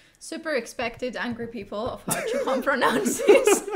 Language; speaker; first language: English; non-native, fluent; Greek